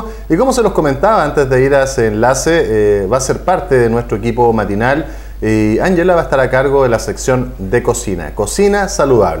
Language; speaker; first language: Spanish; native; Spanish